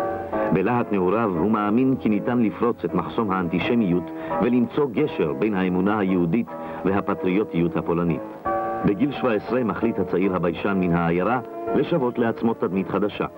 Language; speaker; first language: Hebrew; native; Hebrew